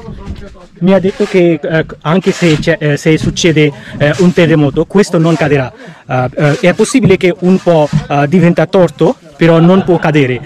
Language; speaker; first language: Italian; non-native, fluent; Bangla